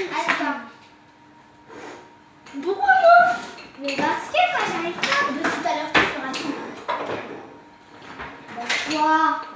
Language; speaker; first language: French; native; French